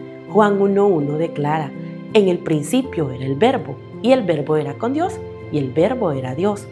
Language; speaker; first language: Spanish; native; Spanish